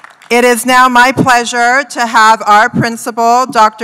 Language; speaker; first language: English; early bilingual, other home language; Spanish